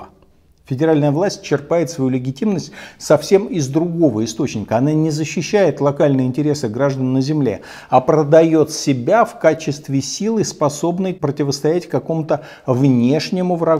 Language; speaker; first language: Russian; native; Russian